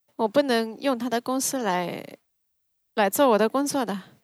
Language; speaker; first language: Chinese; early bilingual, heritage; Chinese